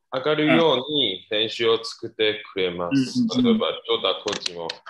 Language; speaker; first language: Japanese; non-native, learner; Chinese